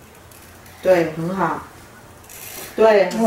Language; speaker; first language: Chinese; native; Chinese